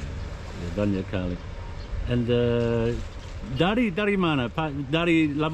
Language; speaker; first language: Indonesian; non-native, learner; English